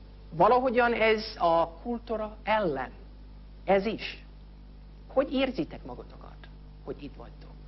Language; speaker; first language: Hungarian; non-native, fluent; English